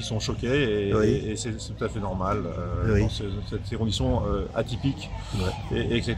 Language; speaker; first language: French; native; French